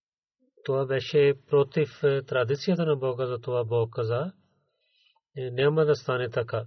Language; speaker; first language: Bulgarian; non-native, learner; Urdu